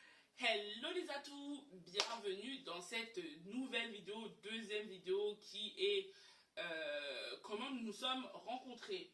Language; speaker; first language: French; native; French